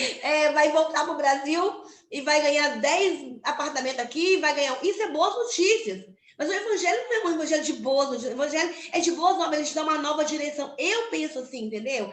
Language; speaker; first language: Portuguese; native; Portuguese